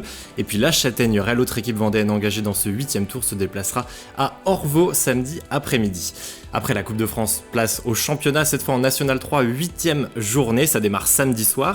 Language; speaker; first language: French; native; French